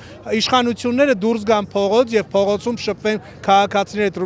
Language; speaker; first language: Armenian; native; Armenian